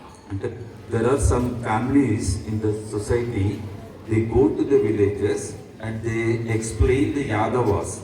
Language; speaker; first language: English; non-native, local second language; Telugu